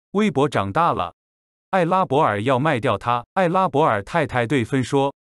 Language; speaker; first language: Chinese; native; Chinese